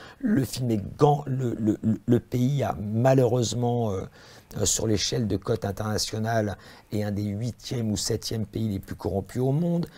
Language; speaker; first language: French; native; French